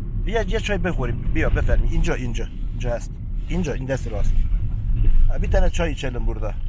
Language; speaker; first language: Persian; non-native, learner; Turkish